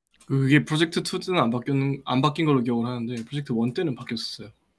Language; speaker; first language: Korean; native; Korean